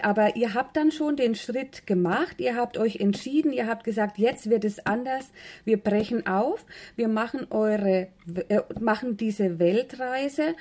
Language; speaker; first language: German; native; German